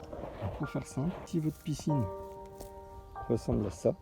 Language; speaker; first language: French; native; French